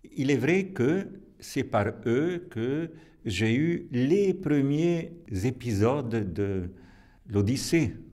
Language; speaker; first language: French; non-native, local second language; Italian